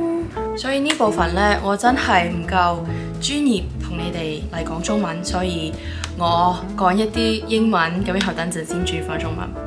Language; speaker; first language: Chinese; early bilingual, heritage; Cantonese